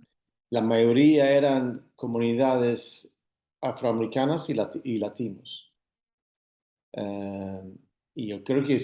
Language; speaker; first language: Spanish; non-native, fluent; Swedish